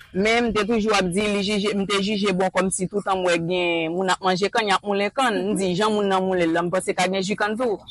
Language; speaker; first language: Haitian Creole; native; Haitian Creole